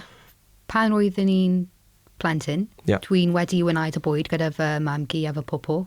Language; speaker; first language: Welsh; non-native, local second language; English